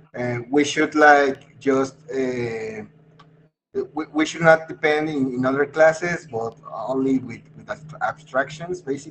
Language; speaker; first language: English; non-native, fluent; Spanish